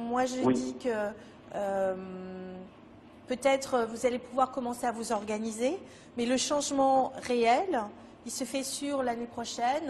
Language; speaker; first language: French; native; French